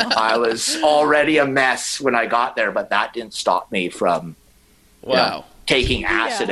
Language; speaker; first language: English; native; English